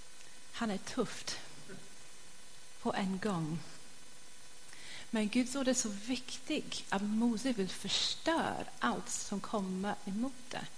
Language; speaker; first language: Swedish; non-native, fluent; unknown